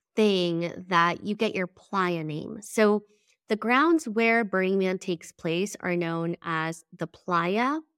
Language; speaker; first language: English; early bilingual, other home language; Spanish